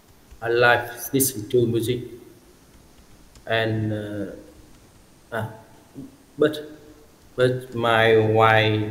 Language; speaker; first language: English; non-native, learner; Vietnamese